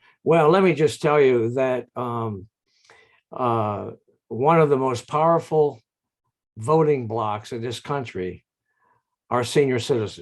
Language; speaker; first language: English; native; English